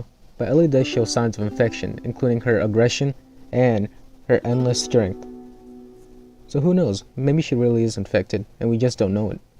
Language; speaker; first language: English; native; English